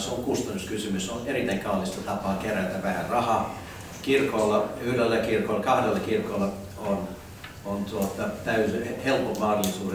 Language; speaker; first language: Finnish; non-native, fluent; English